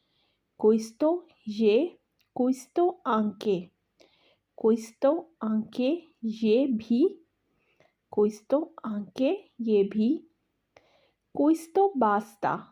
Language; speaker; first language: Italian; non-native, fluent; Urdu